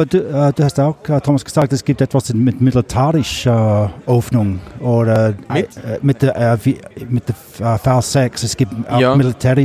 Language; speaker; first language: German; non-native, learner; English